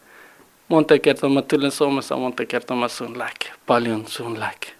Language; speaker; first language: Finnish; non-native, learner; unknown